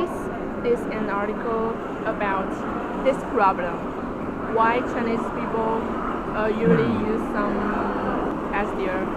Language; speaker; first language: English; non-native, learner; Chinese